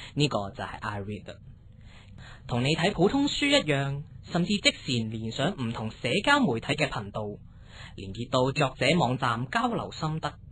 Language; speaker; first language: Cantonese; native; Cantonese